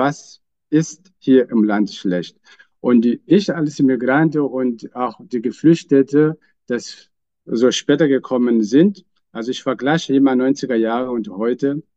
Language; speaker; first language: German; non-native, fluent; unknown